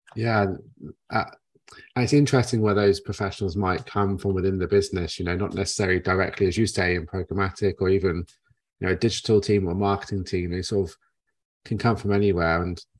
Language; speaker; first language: English; native; English